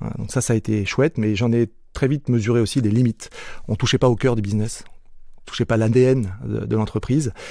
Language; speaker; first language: French; native; French